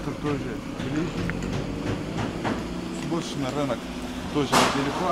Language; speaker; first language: Russian; non-native, learner; Turkish